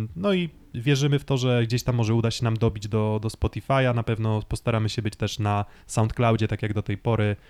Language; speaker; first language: Polish; native; Polish